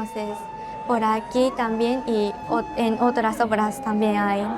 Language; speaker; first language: Spanish; non-native, learner; Japanese